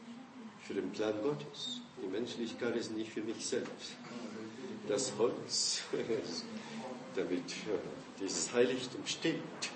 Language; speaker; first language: German; non-native, fluent; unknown